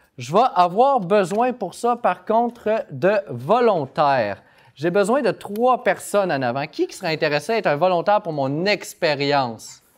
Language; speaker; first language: French; native; French